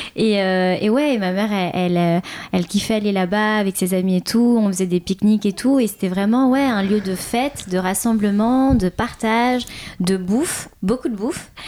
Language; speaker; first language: French; early bilingual, other home language; Khmer